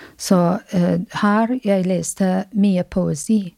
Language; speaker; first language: Norwegian; non-native, learner; Arabic